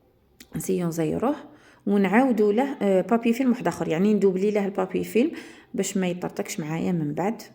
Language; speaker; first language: Arabic; native; Arabic